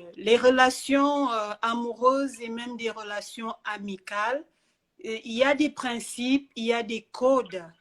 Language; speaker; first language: French; native; French